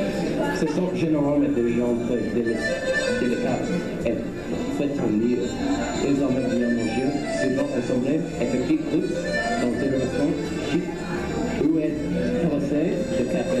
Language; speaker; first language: French; non-native, learner; English